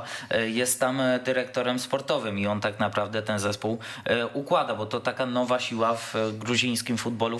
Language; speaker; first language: Polish; native; Polish